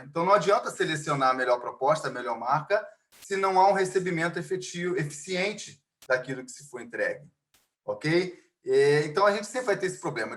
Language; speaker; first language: Portuguese; native; Portuguese